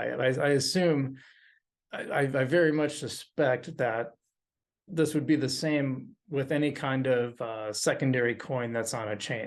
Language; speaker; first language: English; native; English